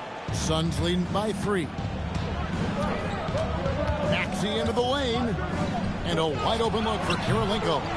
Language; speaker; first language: English; native; English